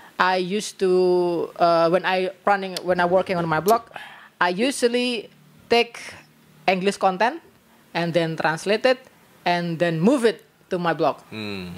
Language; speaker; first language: English; non-native, learner; Indonesian